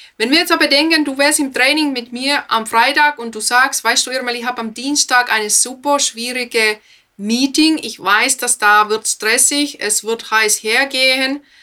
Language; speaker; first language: German; non-native, fluent; Finnish